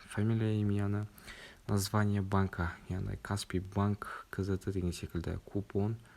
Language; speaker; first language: Russian; non-native, local second language; Kazakh